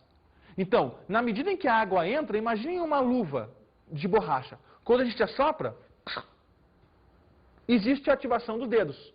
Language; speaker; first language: Portuguese; native; Portuguese